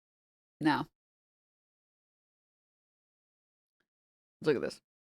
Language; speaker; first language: English; native; English